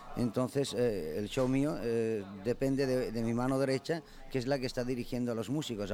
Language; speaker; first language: Spanish; non-native, local second language; Catalan